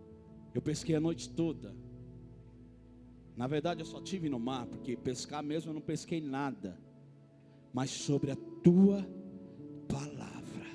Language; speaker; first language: Portuguese; native; Portuguese